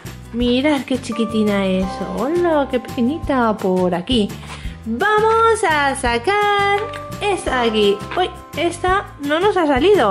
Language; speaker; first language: Spanish; native; Spanish